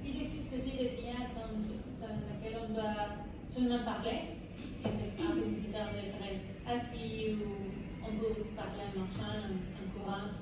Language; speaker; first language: French; non-native, learner; Spanish